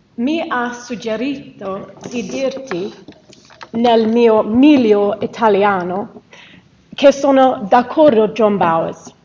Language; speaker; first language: Italian; non-native, learner; English